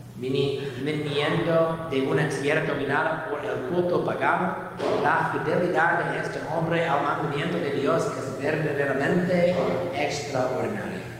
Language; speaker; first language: Spanish; non-native, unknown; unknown